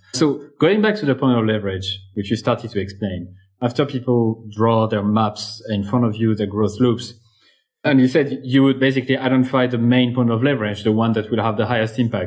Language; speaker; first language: English; non-native, fluent; French